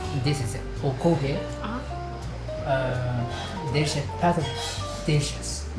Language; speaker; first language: English; non-native, learner; Japanese